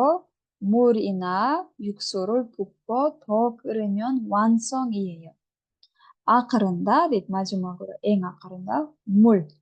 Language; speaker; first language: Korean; non-native, fluent; Kyrgyz